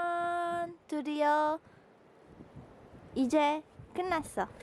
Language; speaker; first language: Korean; non-native, learner; Filipino